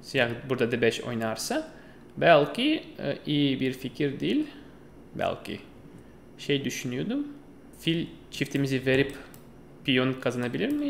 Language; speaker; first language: Turkish; non-native, fluent; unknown